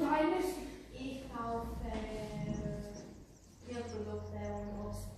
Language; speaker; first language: German; non-native, learner; Croatian